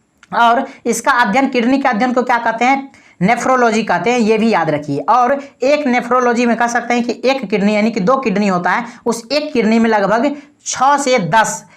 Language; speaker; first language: Hindi; native; Hindi